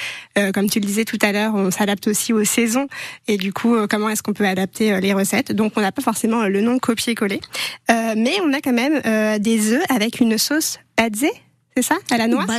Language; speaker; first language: French; native; French